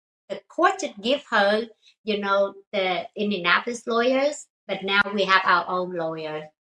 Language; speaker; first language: English; non-native, fluent; Vietnamese